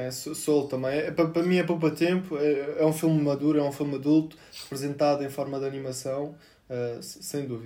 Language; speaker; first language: Portuguese; native; Portuguese